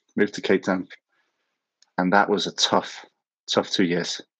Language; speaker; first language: English; native; English